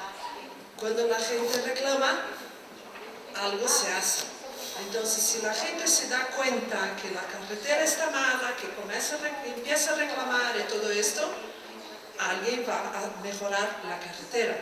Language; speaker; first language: Spanish; non-native, fluent; Portuguese